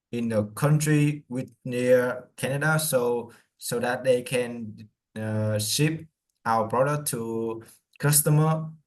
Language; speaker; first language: English; non-native, learner; Vietnamese